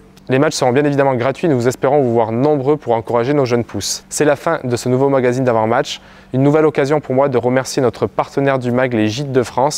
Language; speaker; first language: French; native; French